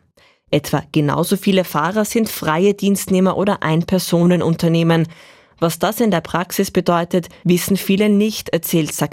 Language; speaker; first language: German; native; German